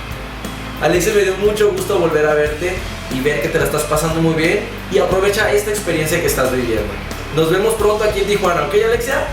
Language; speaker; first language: Spanish; native; Spanish